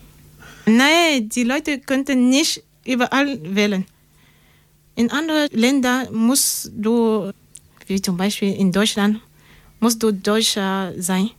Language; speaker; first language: German; non-native, learner; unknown